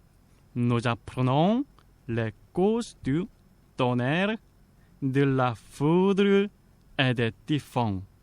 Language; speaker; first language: French; non-native, fluent; Korean